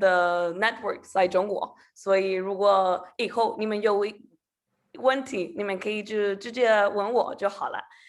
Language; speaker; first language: Chinese; non-native, learner; Spanish